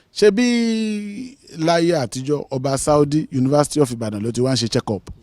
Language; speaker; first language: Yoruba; non-native, local second language; Igbo